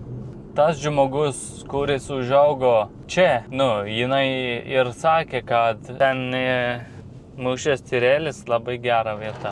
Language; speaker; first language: Lithuanian; non-native, learner; Turkish